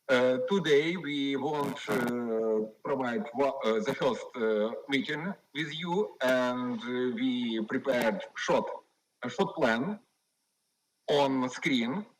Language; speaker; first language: English; non-native, learner; Ukrainian